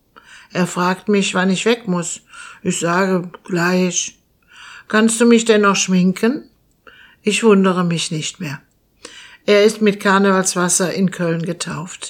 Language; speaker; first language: German; native; German